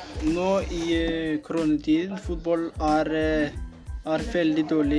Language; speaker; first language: Norwegian; non-native, learner; Spanish